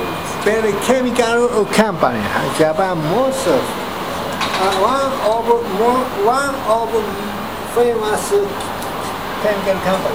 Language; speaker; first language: English; non-native, learner; Japanese